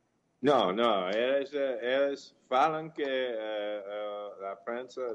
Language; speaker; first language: Portuguese; non-native, fluent; English